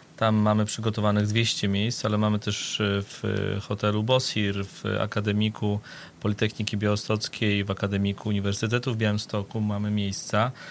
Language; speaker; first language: Polish; native; Polish